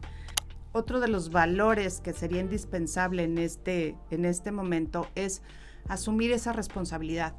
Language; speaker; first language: Spanish; native; Spanish